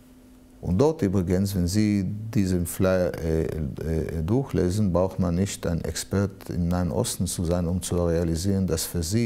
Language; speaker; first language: German; non-native, fluent; Hebrew